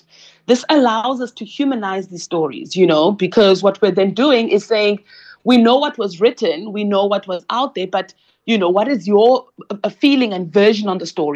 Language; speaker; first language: English; non-native, local second language; Xhosa